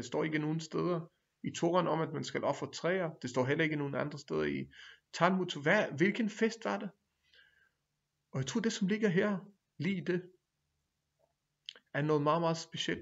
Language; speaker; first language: Danish; non-native, fluent; Hebrew